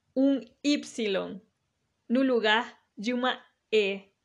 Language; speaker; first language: Portuguese; early bilingual, heritage; Portuguese